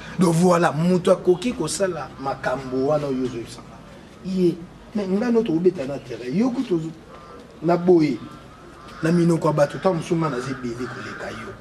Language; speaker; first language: Lingala; native; Lingala